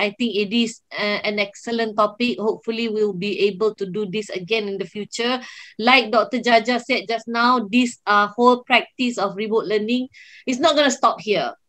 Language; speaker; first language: English; non-native, local second language; Malay